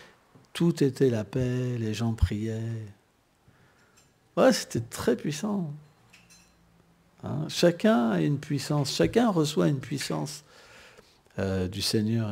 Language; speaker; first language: French; native; French